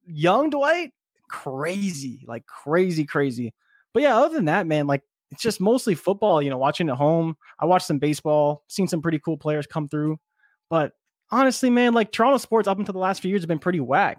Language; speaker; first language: English; native; English